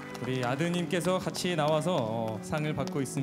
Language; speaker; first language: Korean; native; Korean